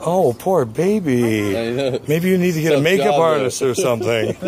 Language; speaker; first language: English; native; English